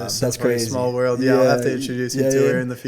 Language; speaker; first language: English; native; English